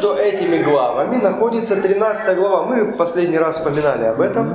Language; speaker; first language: Polish; non-native, learner; Russian